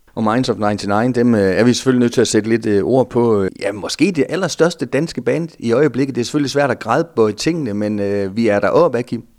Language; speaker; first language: Danish; native; Danish